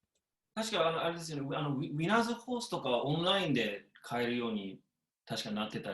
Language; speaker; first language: Japanese; native; Japanese